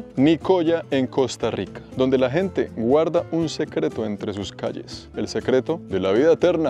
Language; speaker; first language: Spanish; native; Spanish